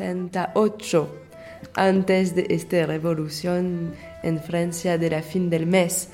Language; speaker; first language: Spanish; non-native, fluent; French